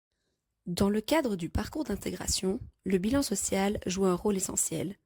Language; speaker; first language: French; native; French